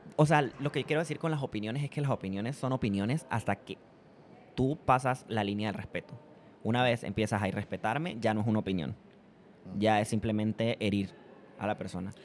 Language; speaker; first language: Spanish; native; Spanish